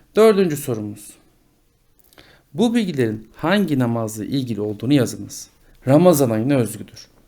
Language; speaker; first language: Turkish; native; Turkish